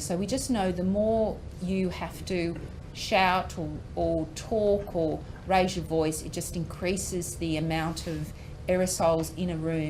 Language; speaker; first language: English; native; English